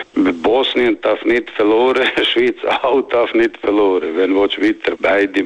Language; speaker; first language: German; non-native, learner; Bosnian